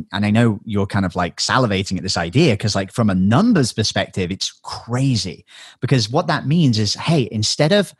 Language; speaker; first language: English; native; English